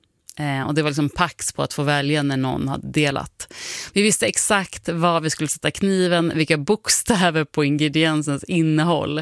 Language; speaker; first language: Swedish; native; Swedish